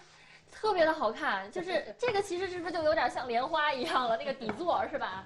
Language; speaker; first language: Chinese; native; Chinese